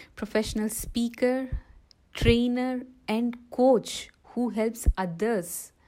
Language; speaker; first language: English; non-native, local second language; Telugu